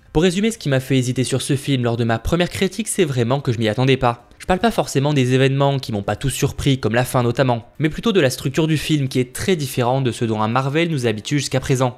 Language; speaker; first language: French; native; French